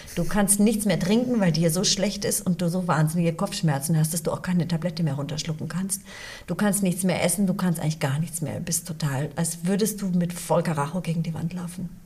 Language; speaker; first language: German; early bilingual, other home language; English